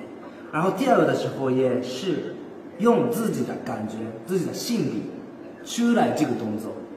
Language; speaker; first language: Chinese; non-native, learner; Japanese